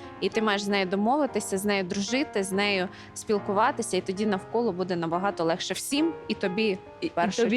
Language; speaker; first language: Ukrainian; native; Ukrainian